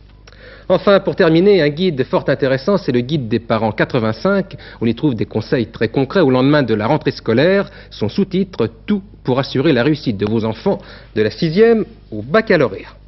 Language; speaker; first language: French; native; French